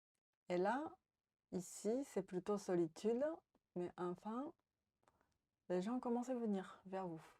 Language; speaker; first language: French; non-native, fluent; Japanese